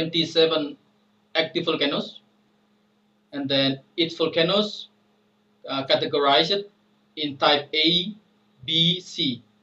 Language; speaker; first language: English; non-native, fluent; Indonesian